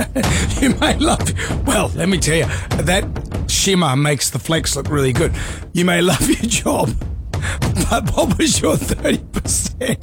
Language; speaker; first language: English; native; English